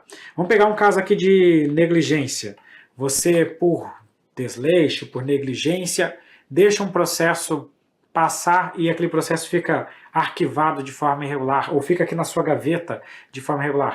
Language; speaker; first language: Portuguese; native; Portuguese